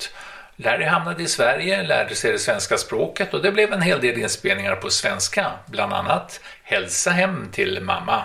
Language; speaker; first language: Swedish; native; Swedish